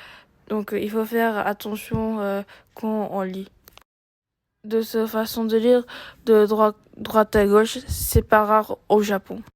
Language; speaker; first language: French; non-native, learner; Japanese